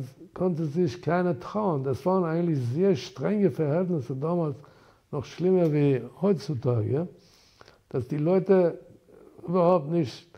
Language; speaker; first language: German; non-native, fluent; Persian